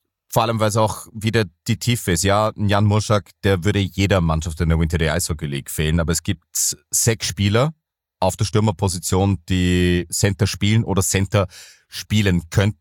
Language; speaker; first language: German; native; German